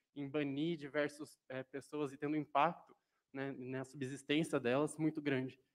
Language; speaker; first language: Portuguese; non-native, fluent; French